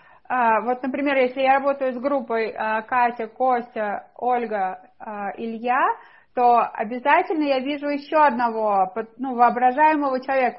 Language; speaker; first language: Russian; native; Russian